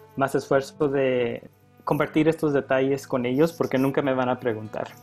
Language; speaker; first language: Spanish; early bilingual, heritage; Spanish